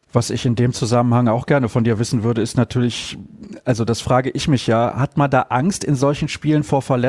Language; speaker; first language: German; native; German